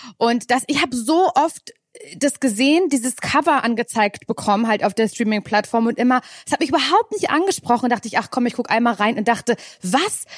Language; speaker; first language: German; native; German